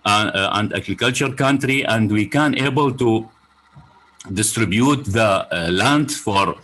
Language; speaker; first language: English; non-native, fluent; Arabic